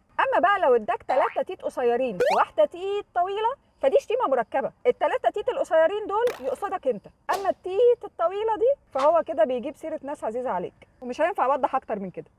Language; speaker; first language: Arabic; native; Arabic